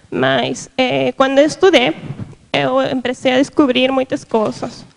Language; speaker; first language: Portuguese; non-native, learner; Spanish